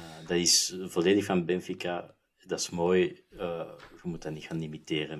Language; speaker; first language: Dutch; native; Dutch